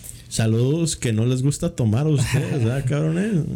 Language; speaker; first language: Spanish; early bilingual, heritage; Spanish